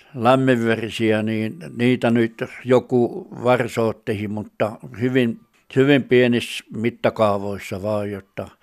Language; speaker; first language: Finnish; native; Finnish